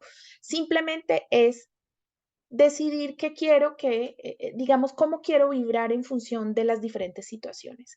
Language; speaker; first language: Spanish; native; Spanish